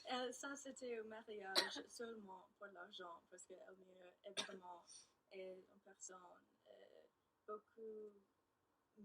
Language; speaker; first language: French; non-native, learner; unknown